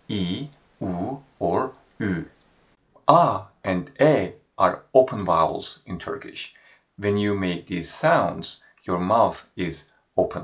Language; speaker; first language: English; non-native, fluent; Turkish